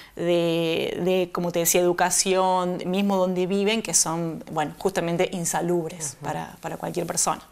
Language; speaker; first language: Spanish; native; Spanish